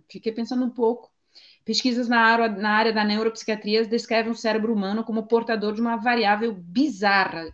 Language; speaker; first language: Portuguese; non-native, fluent; Italian